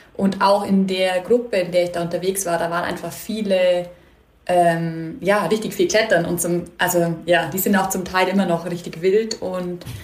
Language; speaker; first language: German; native; German